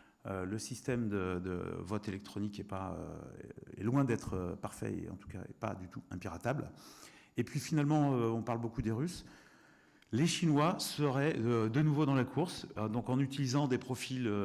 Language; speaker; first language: French; native; French